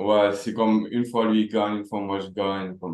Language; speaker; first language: French; non-native, local second language; Arabic